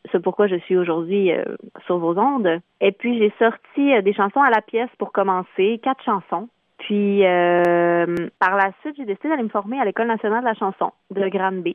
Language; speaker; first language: French; native; French